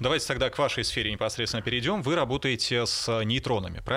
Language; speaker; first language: Russian; native; Russian